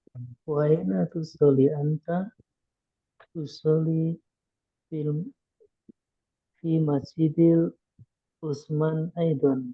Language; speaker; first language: Arabic; non-native, learner; Indonesian